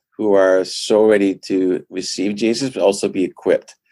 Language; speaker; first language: English; non-native, fluent; Dutch